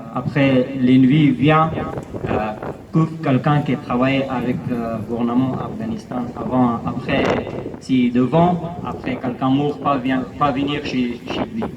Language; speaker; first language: French; non-native, learner; Persian